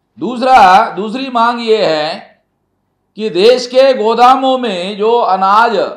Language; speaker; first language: Hindi; non-native, local second language; Marathi